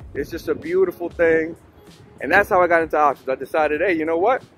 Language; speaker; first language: English; native; English